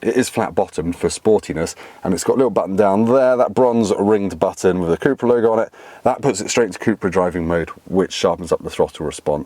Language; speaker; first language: English; native; English